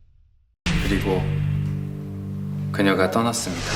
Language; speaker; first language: Korean; non-native, fluent; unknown